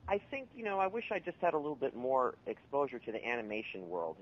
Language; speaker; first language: English; native; English